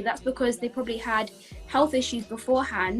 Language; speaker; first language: English; native; English